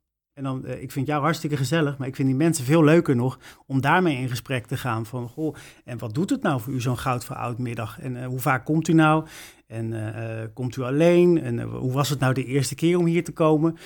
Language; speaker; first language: Dutch; native; Dutch